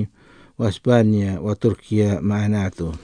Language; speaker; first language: Arabic; non-native, fluent; Indonesian